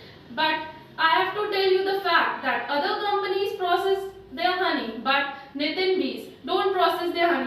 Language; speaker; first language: English; non-native, local second language; Hindi